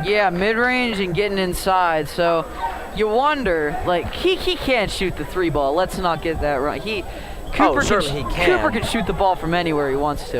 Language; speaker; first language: English; native; English